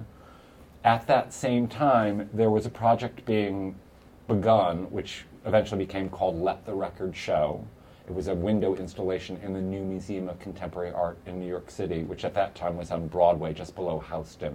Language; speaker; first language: English; native; English